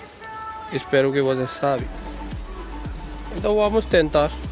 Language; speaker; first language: Portuguese; non-native, learner; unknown